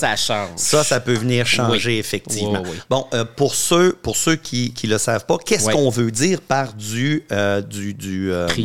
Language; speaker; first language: French; native; French